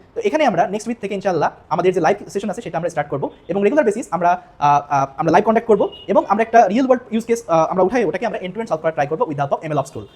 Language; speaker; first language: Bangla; native; Bangla